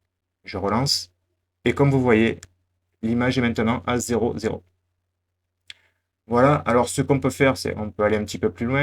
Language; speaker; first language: French; native; French